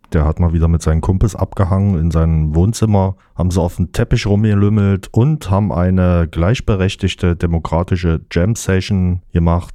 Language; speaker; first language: German; native; German